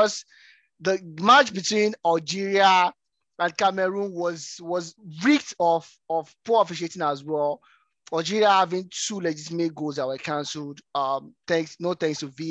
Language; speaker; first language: English; non-native, local second language; Yoruba